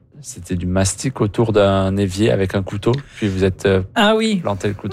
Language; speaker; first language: French; native; French